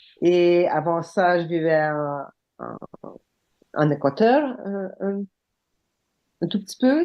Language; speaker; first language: French; non-native, local second language; English